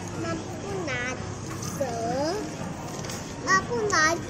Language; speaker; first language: Indonesian; early bilingual, heritage; Indonesian